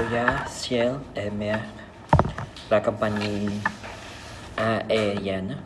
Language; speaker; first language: French; non-native, learner; Vietnamese